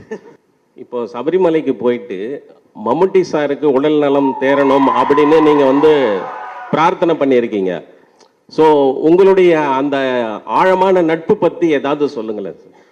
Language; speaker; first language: Tamil; native; Tamil